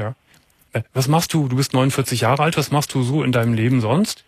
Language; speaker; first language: German; native; German